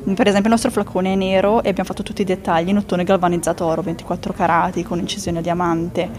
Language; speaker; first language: Italian; native; Italian